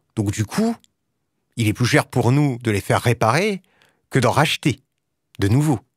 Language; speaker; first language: French; native; French